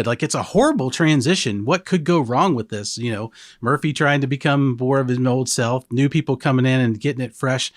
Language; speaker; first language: English; native; English